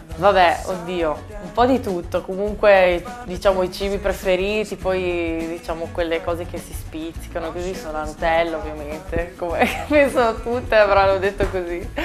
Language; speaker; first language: Italian; early bilingual, other home language; Albanian